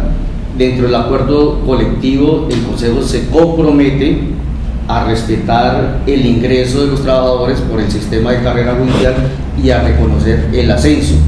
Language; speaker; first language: Spanish; native; Spanish